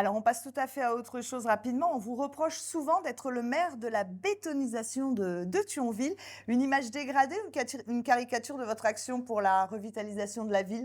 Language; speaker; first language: French; native; French